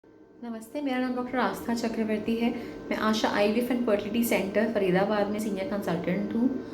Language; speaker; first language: Hindi; native; Hindi